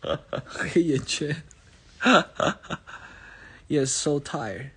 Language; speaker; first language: English; non-native, learner; Chinese